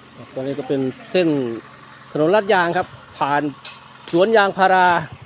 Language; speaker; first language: Thai; native; Thai